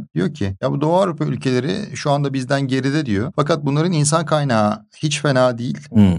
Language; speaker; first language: Turkish; native; Turkish